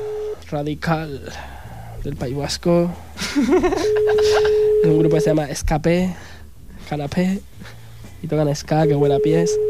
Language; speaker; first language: Spanish; native; Spanish